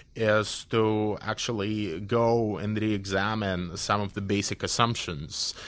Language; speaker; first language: English; non-native, fluent; Belarusian